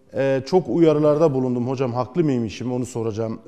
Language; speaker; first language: Turkish; native; Turkish